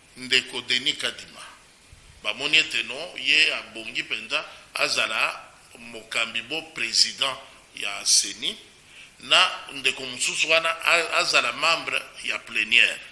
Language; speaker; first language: Lingala; non-native, local second language; Luba-Lulua